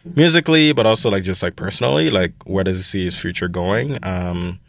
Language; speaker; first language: English; non-native, fluent; Haitian Creole